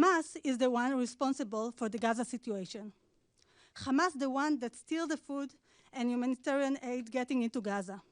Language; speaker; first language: English; non-native, fluent; Hebrew